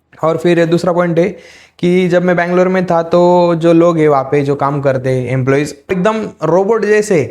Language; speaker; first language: Hindi; non-native, local second language; Marathi